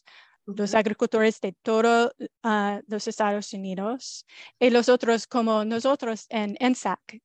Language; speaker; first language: Spanish; non-native, fluent; English